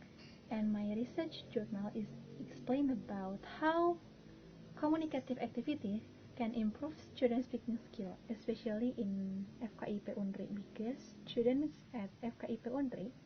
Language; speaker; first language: English; non-native, learner; Indonesian